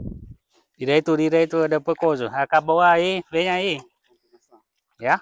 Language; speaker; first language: Portuguese; non-native, learner; Vietnamese